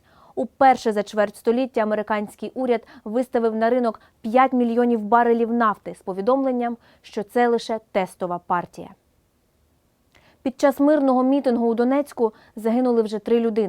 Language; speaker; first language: Ukrainian; native; Ukrainian